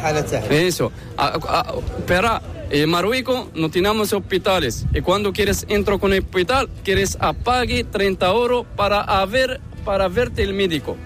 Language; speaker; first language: Spanish; non-native, learner; Arabic